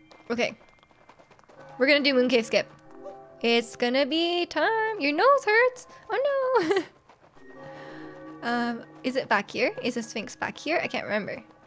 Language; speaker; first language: English; native; English